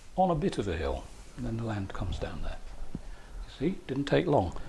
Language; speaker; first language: English; native; English